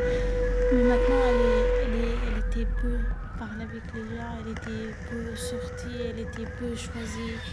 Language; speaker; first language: French; non-native, learner; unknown